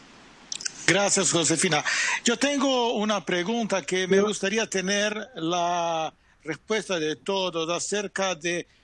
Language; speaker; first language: Spanish; non-native, fluent; Portuguese